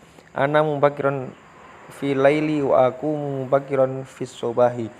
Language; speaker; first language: Arabic; non-native, learner; Indonesian